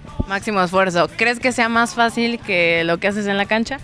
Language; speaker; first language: Spanish; native; Spanish